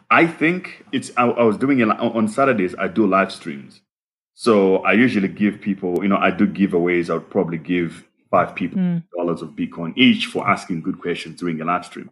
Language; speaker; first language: English; non-native, local second language; Nyanja